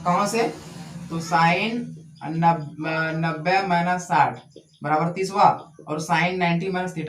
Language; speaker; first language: Hindi; native; Hindi